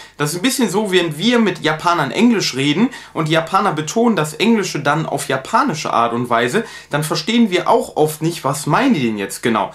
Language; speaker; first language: German; native; German